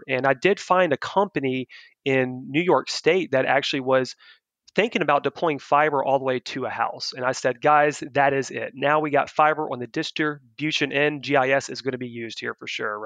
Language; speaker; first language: English; native; English